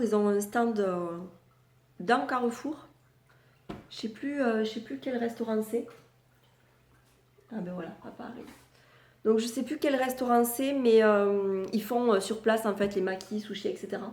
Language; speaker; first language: French; native; French